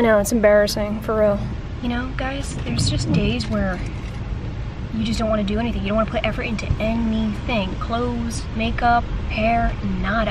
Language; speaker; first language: English; native; English